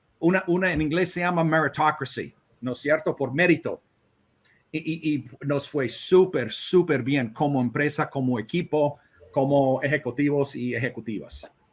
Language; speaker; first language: Spanish; non-native, fluent; English